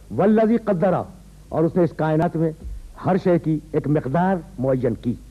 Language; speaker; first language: Urdu; native; Urdu